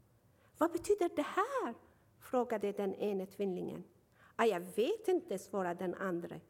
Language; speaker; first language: Swedish; non-native, fluent; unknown